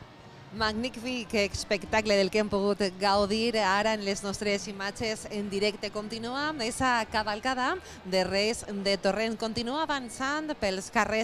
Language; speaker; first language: Catalan; native; Catalan